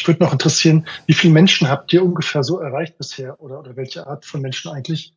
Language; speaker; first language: German; native; German